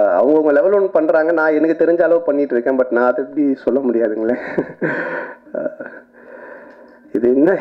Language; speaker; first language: Tamil; native; Tamil